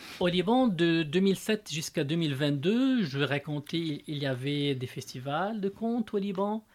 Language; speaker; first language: French; non-native, local second language; Arabic